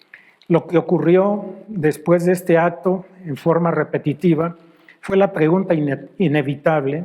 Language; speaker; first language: Spanish; native; Spanish